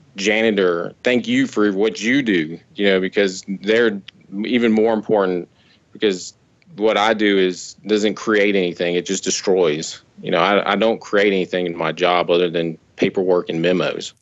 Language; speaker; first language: English; native; English